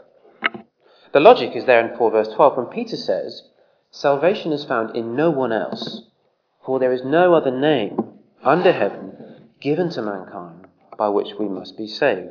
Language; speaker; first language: English; native; English